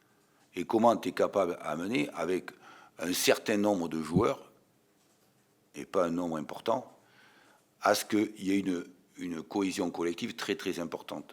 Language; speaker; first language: French; native; French